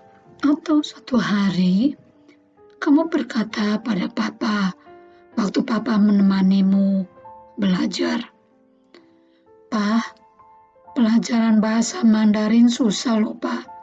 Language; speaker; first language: Indonesian; native; Indonesian